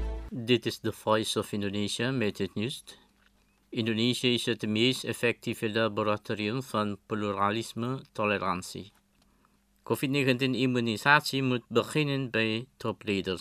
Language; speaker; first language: Dutch; non-native, fluent; Indonesian